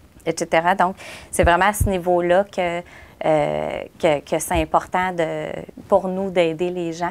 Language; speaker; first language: French; native; French